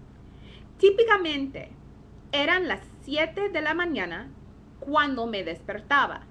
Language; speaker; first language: Spanish; non-native, fluent; English